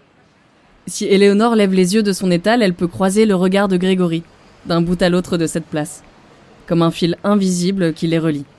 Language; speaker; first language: French; native; French